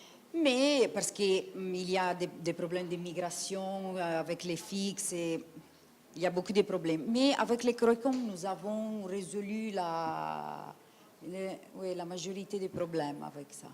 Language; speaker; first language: French; non-native, fluent; Italian